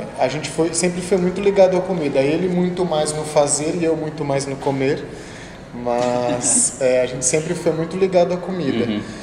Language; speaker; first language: Portuguese; native; Portuguese